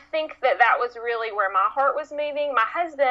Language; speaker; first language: English; native; English